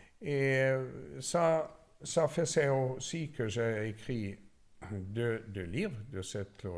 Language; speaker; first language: French; non-native, learner; Swedish